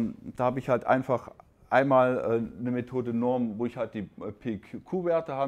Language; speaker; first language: German; native; German